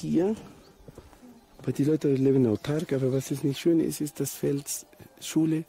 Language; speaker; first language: German; non-native, fluent; Spanish